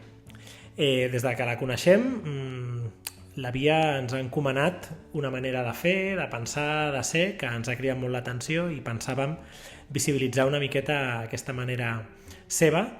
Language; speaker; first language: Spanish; non-native, local second language; Catalan